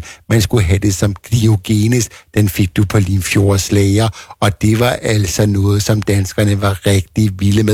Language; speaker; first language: Danish; native; Danish